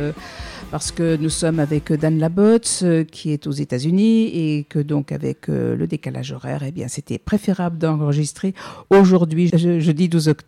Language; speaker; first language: French; native; French